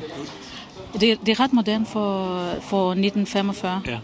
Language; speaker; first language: Danish; non-native, fluent; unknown